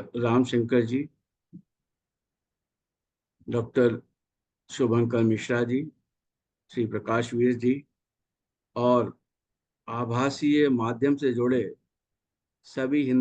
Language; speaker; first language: Hindi; native; Hindi